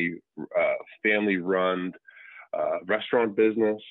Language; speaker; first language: English; native; English